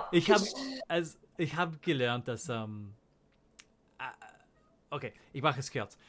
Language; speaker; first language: German; non-native, learner; English